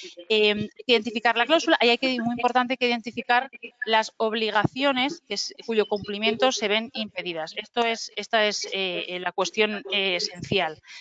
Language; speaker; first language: Spanish; native; Spanish